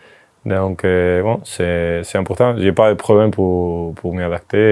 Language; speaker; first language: French; non-native, fluent; Spanish